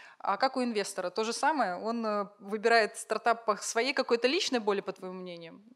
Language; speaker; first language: Russian; native; Russian